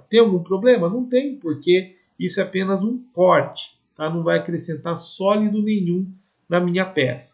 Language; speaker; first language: Portuguese; native; Portuguese